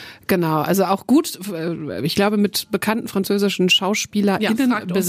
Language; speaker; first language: German; native; German